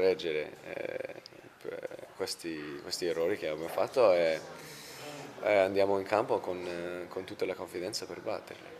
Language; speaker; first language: Italian; non-native, fluent; English